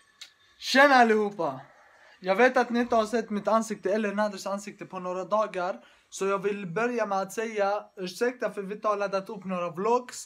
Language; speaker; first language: Swedish; early bilingual, other home language; Arabic